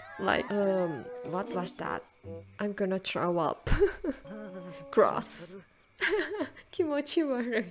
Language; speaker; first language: English; non-native, learner; Indonesian